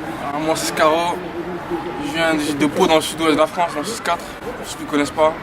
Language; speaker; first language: French; native; French